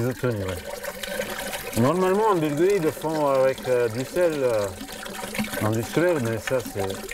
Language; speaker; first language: French; non-native, fluent; Bulgarian